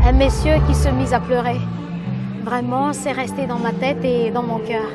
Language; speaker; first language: French; non-native, local second language; Malagasy